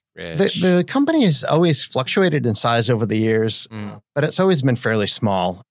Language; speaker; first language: English; native; English